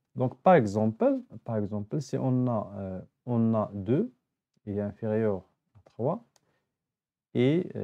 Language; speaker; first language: French; non-native, local second language; Arabic